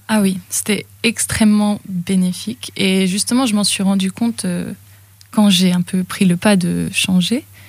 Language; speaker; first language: French; early bilingual, other home language; English